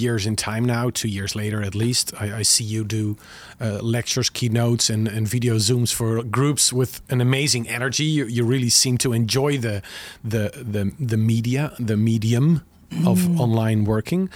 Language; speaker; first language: English; non-native, fluent; Dutch